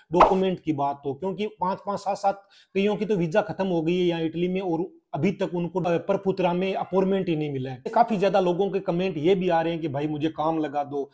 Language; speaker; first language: Hindi; native; Hindi